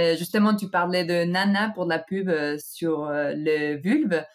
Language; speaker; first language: French; non-native, fluent; Spanish